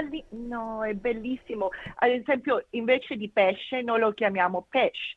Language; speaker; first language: Italian; early bilingual, heritage; Italian